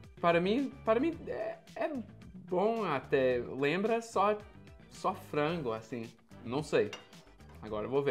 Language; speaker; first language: Portuguese; non-native, fluent; English